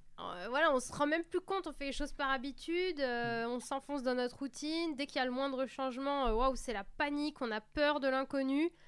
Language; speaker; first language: French; native; French